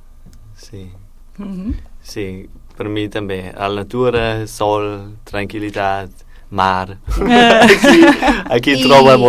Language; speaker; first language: Catalan; non-native, learner; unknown